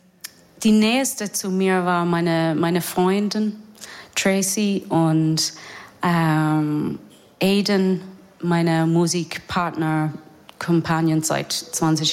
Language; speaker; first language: German; non-native, learner; English